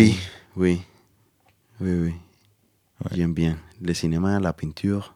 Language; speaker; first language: French; non-native, learner; Spanish